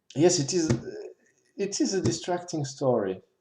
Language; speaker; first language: English; non-native, fluent; French